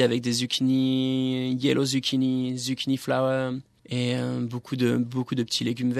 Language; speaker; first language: French; native; French